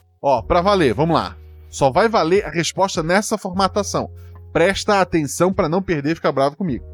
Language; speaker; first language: Portuguese; native; Portuguese